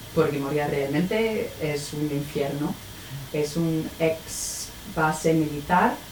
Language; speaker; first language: Spanish; non-native, fluent; English